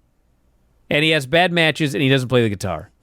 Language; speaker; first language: English; native; English